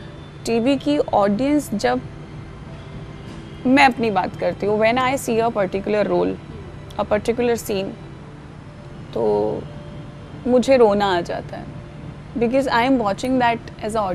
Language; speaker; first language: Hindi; native; Hindi